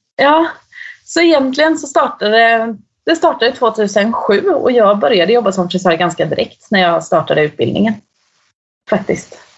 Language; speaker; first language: Swedish; native; Swedish